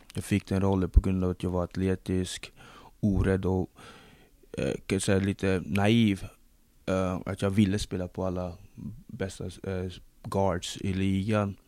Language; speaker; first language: Swedish; early bilingual, other home language; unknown